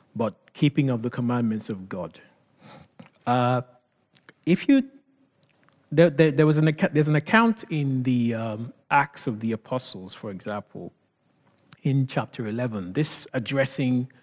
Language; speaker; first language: English; non-native, local second language; Yoruba